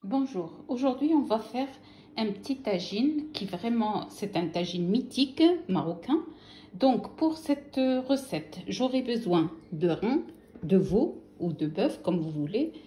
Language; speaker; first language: French; non-native, local second language; Arabic